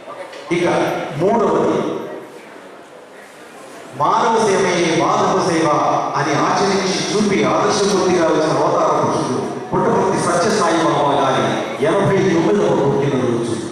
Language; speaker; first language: Telugu; native; Telugu